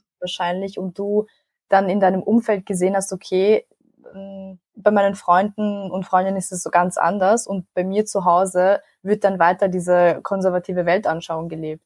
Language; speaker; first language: German; early bilingual, other home language; Macedonian